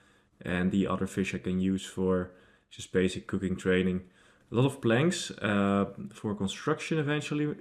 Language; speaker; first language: English; non-native, fluent; Dutch